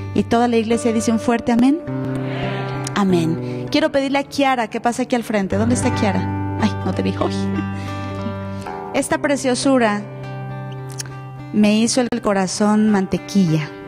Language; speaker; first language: Spanish; native; Spanish